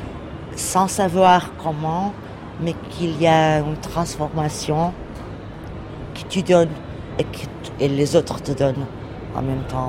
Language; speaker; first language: French; non-native, learner; Portuguese